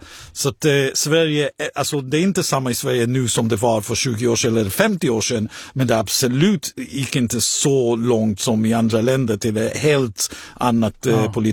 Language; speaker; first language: Swedish; non-native, fluent; Hebrew